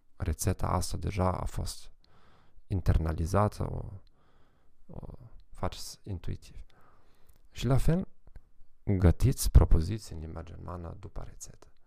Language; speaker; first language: Romanian; non-native, fluent; German